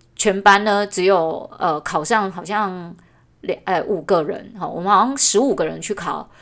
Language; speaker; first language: Chinese; native; Chinese